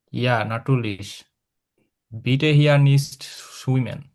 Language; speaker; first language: German; non-native, learner; Bangla